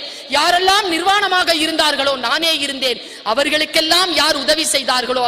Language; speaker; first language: Tamil; native; Tamil